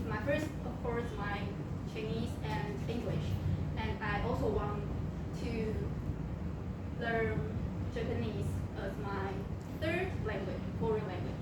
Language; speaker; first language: English; non-native, local second language; Chinese